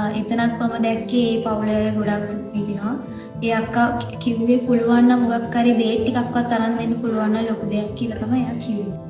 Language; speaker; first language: Sinhala; native; Sinhala